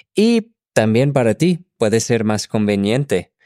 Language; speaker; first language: Spanish; non-native, fluent; English